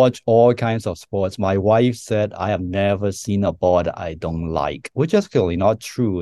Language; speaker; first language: English; non-native, local second language; Cantonese